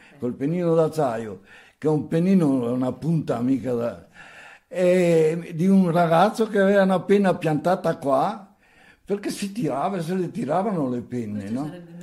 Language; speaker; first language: Italian; native; Italian